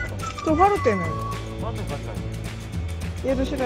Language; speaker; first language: Korean; native; Korean